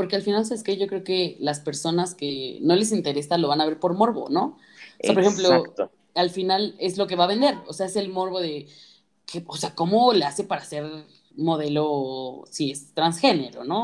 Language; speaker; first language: Spanish; native; Spanish